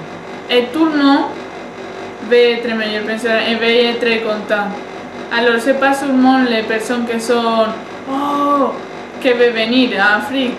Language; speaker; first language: French; non-native, learner; Spanish